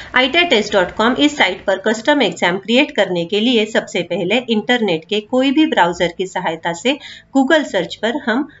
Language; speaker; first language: Hindi; non-native, local second language; Marathi